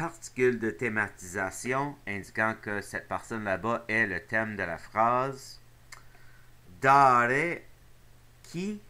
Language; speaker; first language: French; non-native, local second language; English